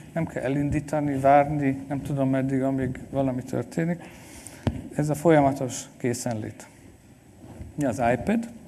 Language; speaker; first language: Hungarian; non-native, fluent; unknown